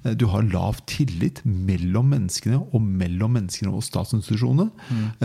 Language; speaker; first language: Norwegian; non-native, fluent; Persian